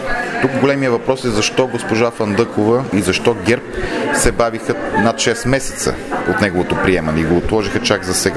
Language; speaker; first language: Bulgarian; native; Bulgarian